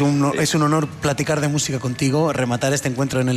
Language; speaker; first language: Spanish; native; Spanish